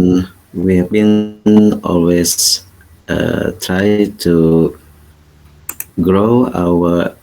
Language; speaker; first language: English; non-native, learner; Indonesian